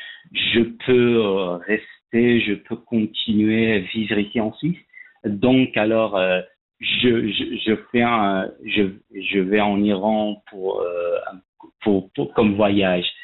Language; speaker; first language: French; non-native, fluent; Persian